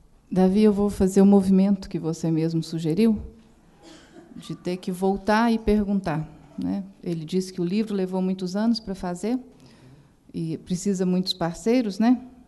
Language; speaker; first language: Portuguese; native; Portuguese